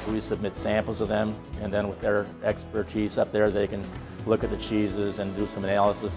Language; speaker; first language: English; native; English